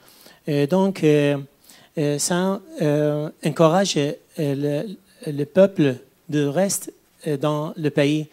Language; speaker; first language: French; non-native, learner; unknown